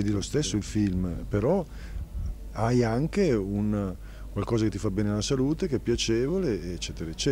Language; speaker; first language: Italian; native; Italian